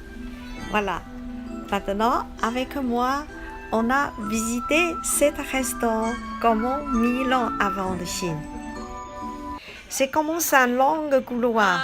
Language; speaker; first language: French; non-native, learner; Chinese